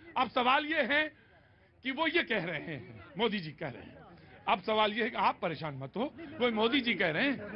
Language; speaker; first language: Hindi; native; Hindi